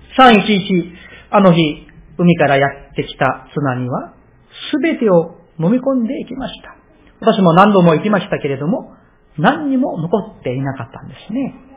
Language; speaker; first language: Japanese; non-native, fluent; Korean